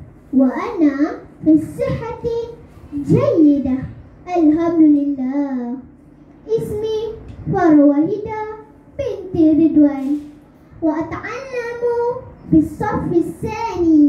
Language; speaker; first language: Arabic; non-native, learner; Malay